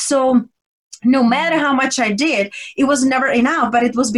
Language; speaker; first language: English; non-native, fluent; Czech